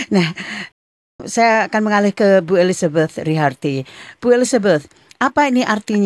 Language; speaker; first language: Indonesian; native; Indonesian